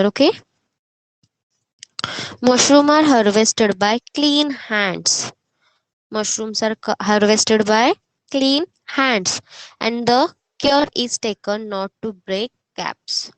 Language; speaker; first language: English; non-native, local second language; Hindi